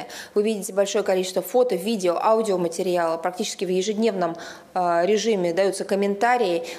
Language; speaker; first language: Russian; native; Russian